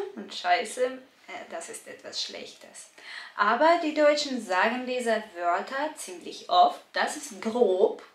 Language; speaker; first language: German; non-native, fluent; Russian